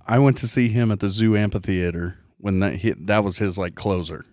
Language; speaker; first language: English; native; English